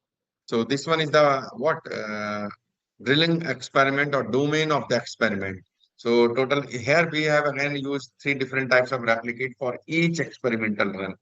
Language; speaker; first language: English; non-native, local second language; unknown